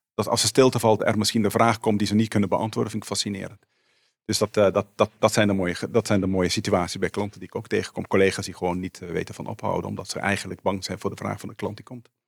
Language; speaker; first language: Dutch; non-native, local second language; Papiamento